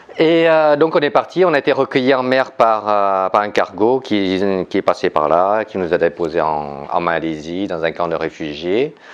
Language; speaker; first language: French; early bilingual, other home language; Vietnamese